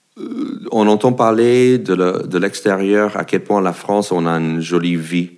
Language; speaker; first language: French; non-native, fluent; English